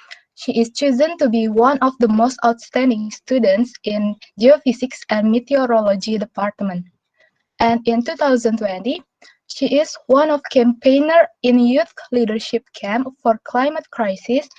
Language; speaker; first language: English; non-native, local second language; Indonesian